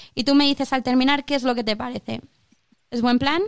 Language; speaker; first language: Spanish; non-native, learner; Chinese